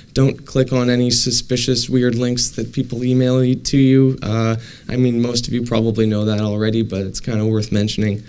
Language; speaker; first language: English; native; English